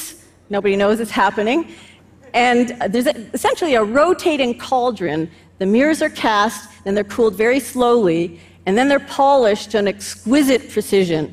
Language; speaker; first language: English; native; English